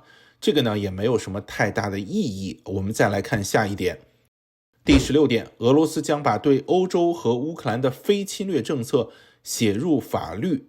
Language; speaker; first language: Chinese; native; Chinese